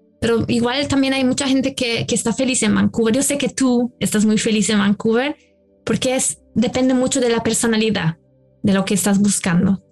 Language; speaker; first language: Spanish; non-native, fluent; German